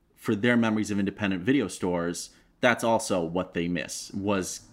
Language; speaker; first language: English; non-native, fluent; Russian